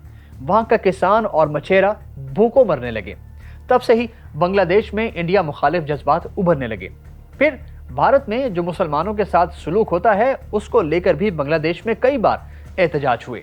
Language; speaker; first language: Urdu; native; Urdu